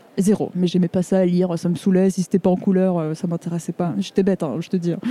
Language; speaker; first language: French; native; French